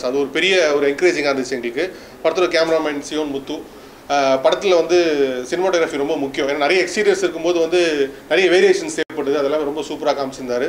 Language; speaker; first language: Tamil; native; Tamil